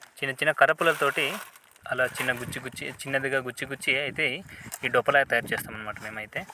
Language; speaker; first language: Telugu; native; Telugu